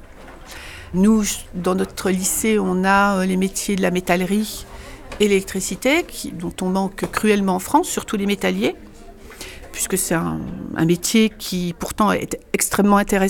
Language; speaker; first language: French; native; French